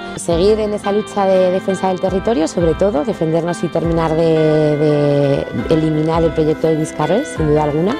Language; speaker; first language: Spanish; native; Spanish